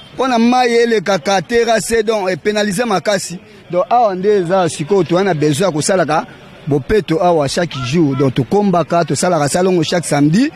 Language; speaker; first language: Lingala; native; Lingala